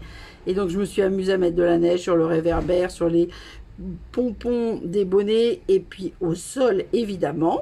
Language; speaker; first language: French; native; French